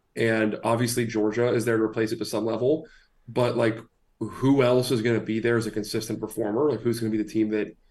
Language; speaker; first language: English; native; English